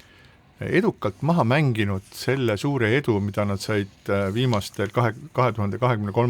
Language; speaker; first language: Estonian; native; Estonian